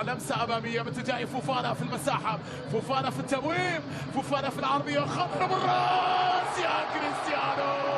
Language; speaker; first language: Arabic; native; Arabic